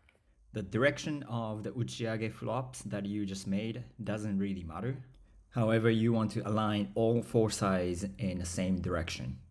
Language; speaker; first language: English; non-native, fluent; Japanese